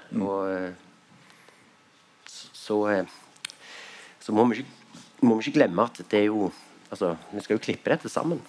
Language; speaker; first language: Norwegian; native; Norwegian